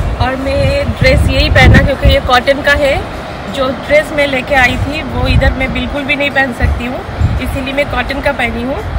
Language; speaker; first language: Hindi; non-native, local second language; Bangla